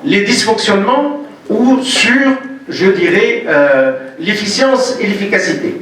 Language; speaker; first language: French; non-native, local second language; Arabic